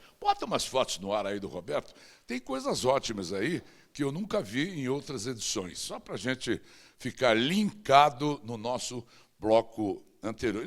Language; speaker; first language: Portuguese; native; Portuguese